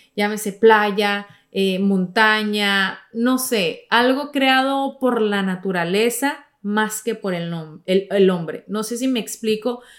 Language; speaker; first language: Spanish; native; Spanish